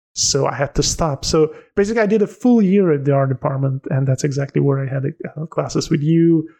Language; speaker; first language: English; non-native, fluent; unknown